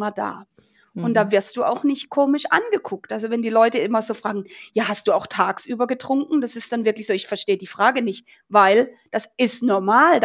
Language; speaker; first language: German; native; German